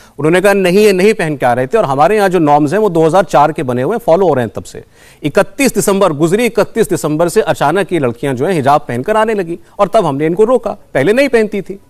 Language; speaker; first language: Hindi; native; Hindi